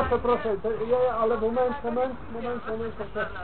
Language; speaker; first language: Polish; non-native, learner; Slovenian